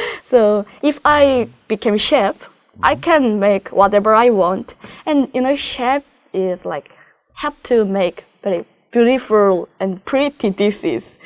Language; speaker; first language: English; non-native, learner; Korean